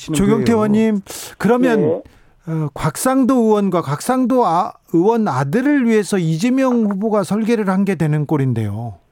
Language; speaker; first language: Korean; native; Korean